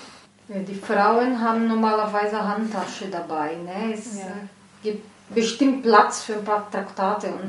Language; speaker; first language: German; non-native, fluent; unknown